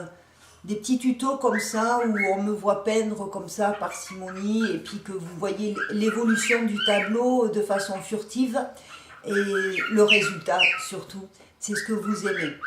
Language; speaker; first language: French; native; French